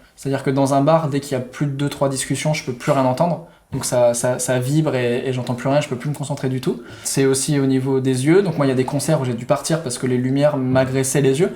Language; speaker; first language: French; native; French